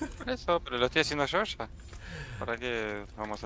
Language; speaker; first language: Spanish; native; Spanish